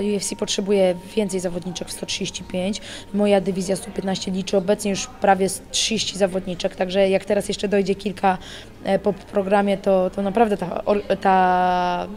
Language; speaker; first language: Polish; native; Polish